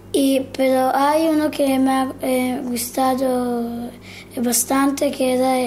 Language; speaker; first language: Spanish; early bilingual, heritage; Hebrew